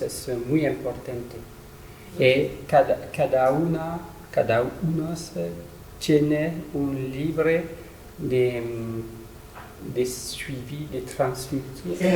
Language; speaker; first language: Spanish; non-native, learner; French